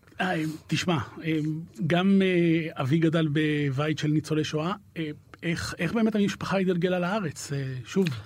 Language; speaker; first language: Hebrew; native; Hebrew